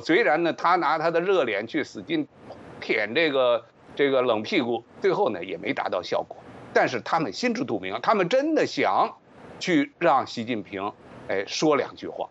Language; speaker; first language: Chinese; native; Chinese